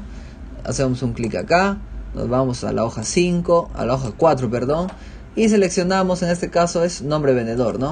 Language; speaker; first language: Spanish; native; Spanish